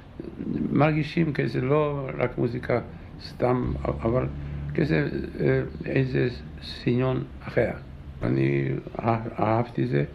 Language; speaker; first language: Hebrew; non-native, fluent; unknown